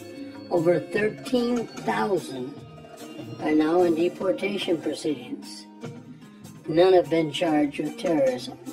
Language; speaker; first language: English; native; English